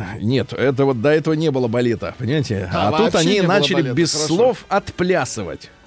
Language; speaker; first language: Russian; native; Russian